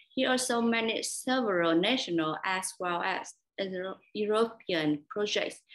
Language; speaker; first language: English; non-native, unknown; Vietnamese